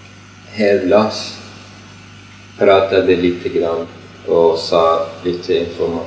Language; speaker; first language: Swedish; non-native, learner; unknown